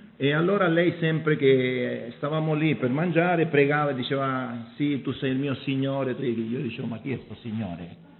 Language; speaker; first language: Italian; early bilingual, heritage; Italian